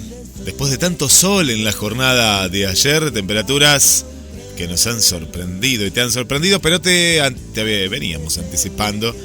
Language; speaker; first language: Spanish; native; Spanish